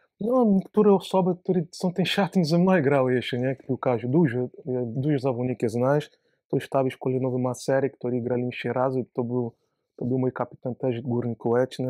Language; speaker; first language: Polish; non-native, learner; Portuguese